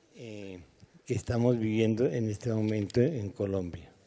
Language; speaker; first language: Spanish; native; Spanish